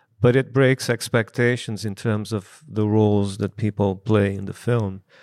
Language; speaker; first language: English; non-native, fluent; Portuguese